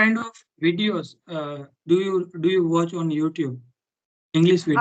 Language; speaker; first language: English; non-native, learner; Gujarati